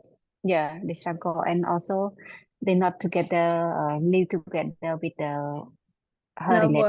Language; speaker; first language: English; non-native, learner; Khmer